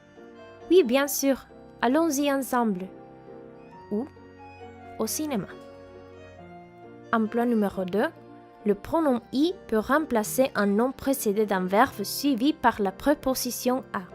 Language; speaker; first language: French; non-native, fluent; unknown